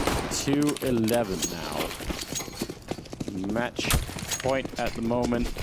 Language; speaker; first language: English; native; English